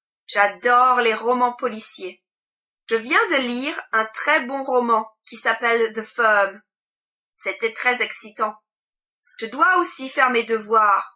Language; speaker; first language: French; non-native, learner; English